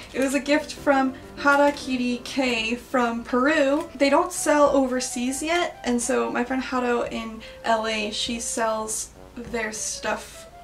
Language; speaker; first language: English; native; English